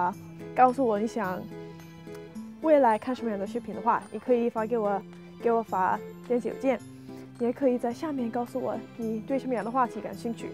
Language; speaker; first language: Chinese; non-native, fluent; English